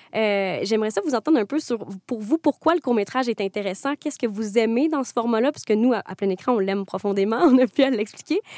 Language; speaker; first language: French; native; French